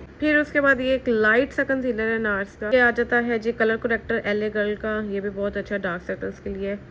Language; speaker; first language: Urdu; native; Urdu